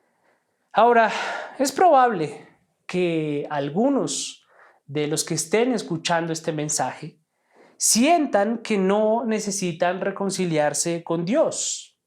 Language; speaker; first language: Spanish; native; Spanish